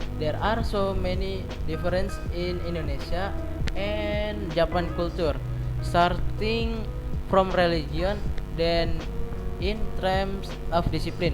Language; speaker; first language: English; non-native, learner; Indonesian